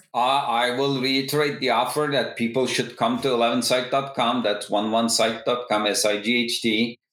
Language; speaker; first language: English; non-native, fluent; Turkish